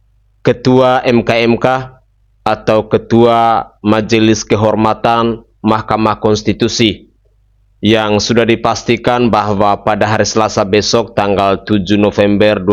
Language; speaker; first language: Indonesian; native; Indonesian